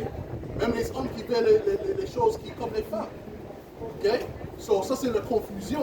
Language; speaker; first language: French; non-native, learner; English